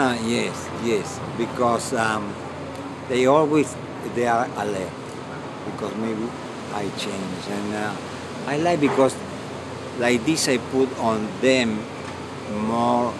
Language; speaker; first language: English; non-native, fluent; Spanish